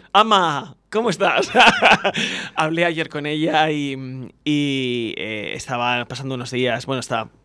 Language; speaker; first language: Spanish; native; Spanish